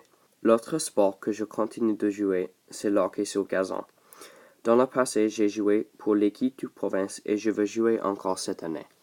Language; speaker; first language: French; non-native, local second language; English